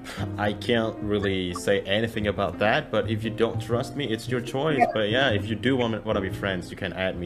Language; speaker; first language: English; non-native, fluent; Indonesian